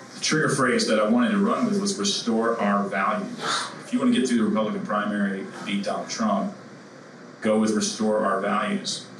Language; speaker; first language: English; native; English